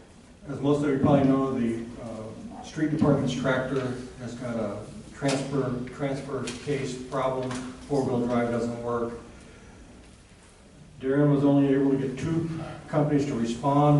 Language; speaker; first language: English; native; English